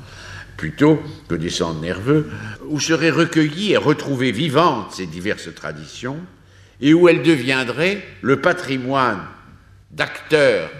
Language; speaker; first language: French; native; French